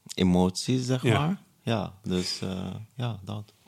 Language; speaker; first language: Dutch; non-native, fluent; Arabic